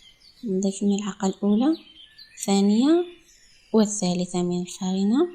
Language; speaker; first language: Arabic; native; Arabic